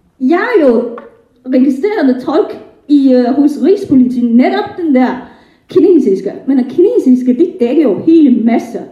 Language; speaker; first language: Danish; non-native, fluent; Wu Chinese